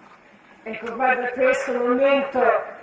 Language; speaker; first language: Italian; non-native, learner; Croatian